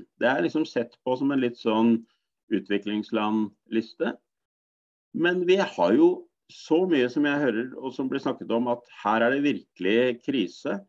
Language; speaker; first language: Norwegian; native; Norwegian